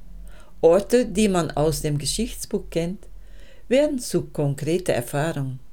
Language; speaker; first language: German; native; German